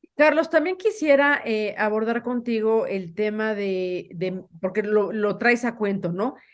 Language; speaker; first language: Spanish; native; Spanish